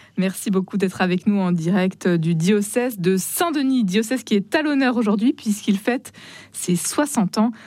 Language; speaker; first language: French; native; French